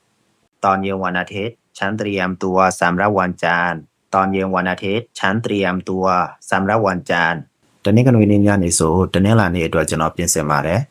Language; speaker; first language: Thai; non-native, fluent; Burmese